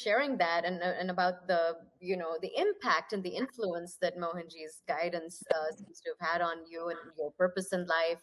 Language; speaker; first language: English; non-native, local second language; Punjabi